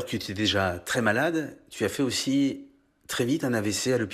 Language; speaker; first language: French; native; French